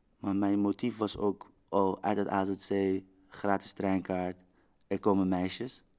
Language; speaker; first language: Dutch; early bilingual, other home language; Persian